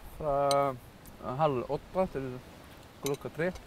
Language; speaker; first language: Norwegian; non-native, learner; Arabic